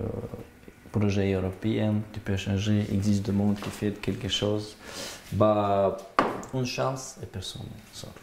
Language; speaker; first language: French; non-native, learner; Gagauz